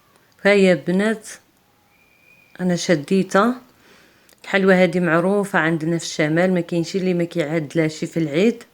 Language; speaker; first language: Arabic; native; Arabic